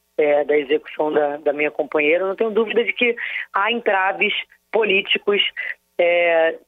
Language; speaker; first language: Portuguese; native; Portuguese